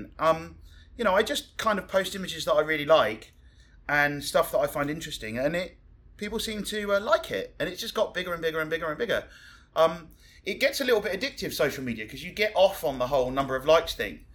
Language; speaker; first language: English; native; English